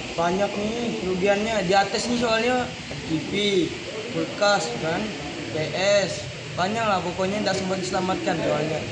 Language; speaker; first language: Indonesian; native; Indonesian